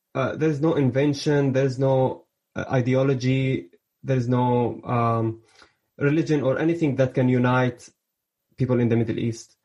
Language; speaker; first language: English; early bilingual, other home language; Arabic